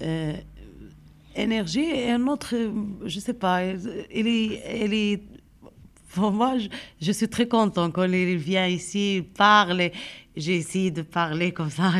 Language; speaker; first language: French; non-native, learner; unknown